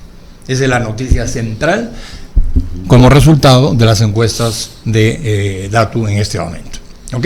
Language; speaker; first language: Spanish; native; Spanish